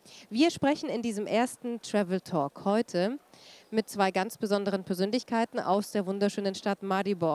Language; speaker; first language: German; native; German